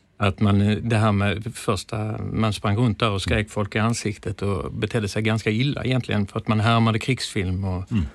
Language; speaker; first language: Swedish; native; Swedish